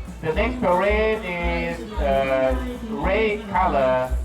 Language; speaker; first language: English; non-native, learner; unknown